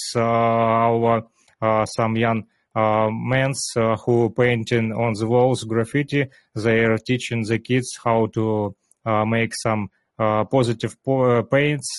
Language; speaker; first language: English; non-native, learner; Ukrainian